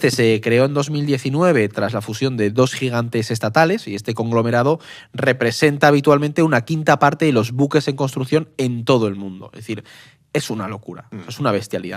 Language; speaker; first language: Spanish; native; Spanish